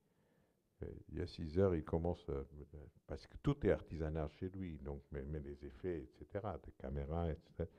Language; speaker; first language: French; non-native, fluent; Portuguese